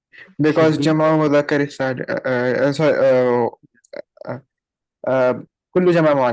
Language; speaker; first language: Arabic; non-native, learner; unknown